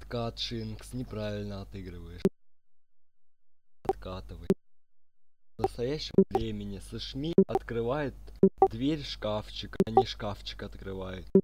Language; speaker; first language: Russian; native; Russian